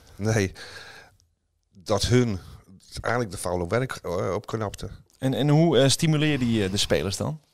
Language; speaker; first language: Dutch; non-native, fluent; English